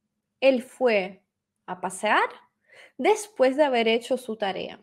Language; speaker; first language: Spanish; non-native, fluent; Russian